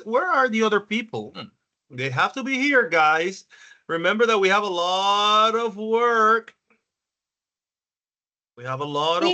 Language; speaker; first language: English; non-native, fluent; Spanish